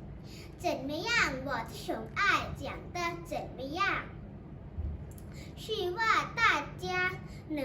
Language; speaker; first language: Chinese; non-native, learner; Thai